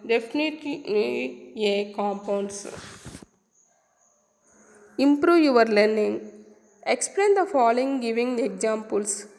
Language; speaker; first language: English; non-native, local second language; Telugu